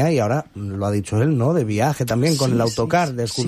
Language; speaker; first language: Spanish; native; Spanish